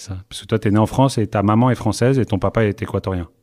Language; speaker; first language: French; native; French